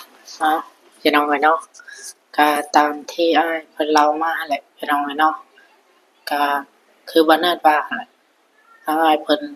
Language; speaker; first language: Thai; non-native, local second language; Lao